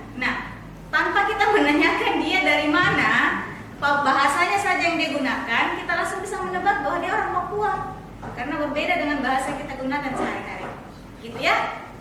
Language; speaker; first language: Indonesian; native; Indonesian